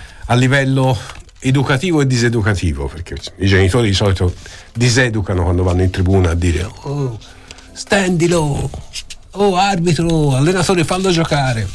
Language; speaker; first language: Italian; native; Italian